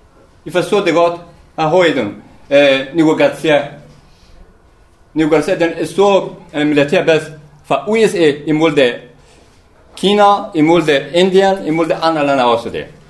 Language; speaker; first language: Danish; non-native, learner; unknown